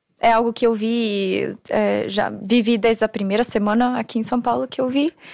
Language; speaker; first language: Portuguese; non-native, fluent; German